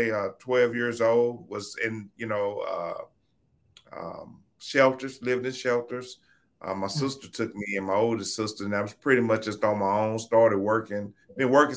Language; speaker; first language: English; native; English